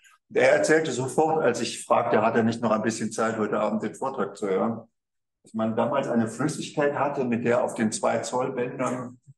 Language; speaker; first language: German; native; German